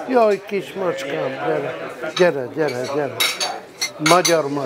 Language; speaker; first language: Hungarian; early bilingual, heritage; Hungarian